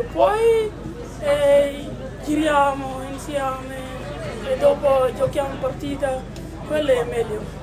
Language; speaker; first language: Italian; non-native, learner; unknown